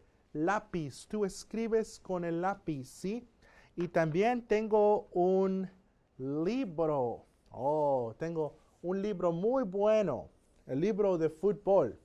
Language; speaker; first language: Spanish; non-native, fluent; English